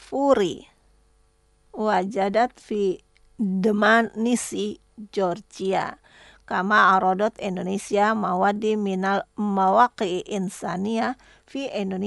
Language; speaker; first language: Arabic; non-native, fluent; Indonesian